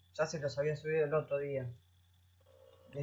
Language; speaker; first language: Spanish; native; Spanish